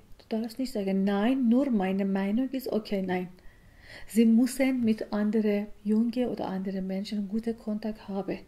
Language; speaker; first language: German; non-native, learner; Persian